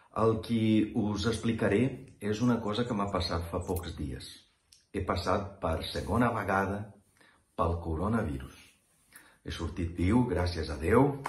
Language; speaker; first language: Catalan; non-native, fluent; Portuguese